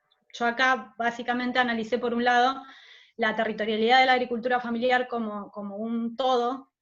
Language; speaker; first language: Spanish; native; Spanish